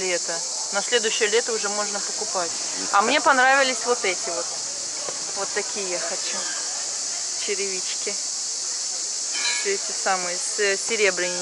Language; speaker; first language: Russian; native; Russian